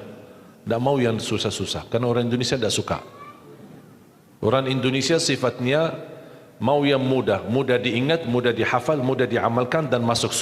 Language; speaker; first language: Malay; non-native, fluent; Arabic